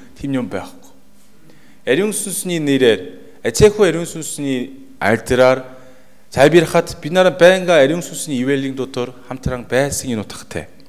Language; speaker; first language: Mongolian; native; Mongolian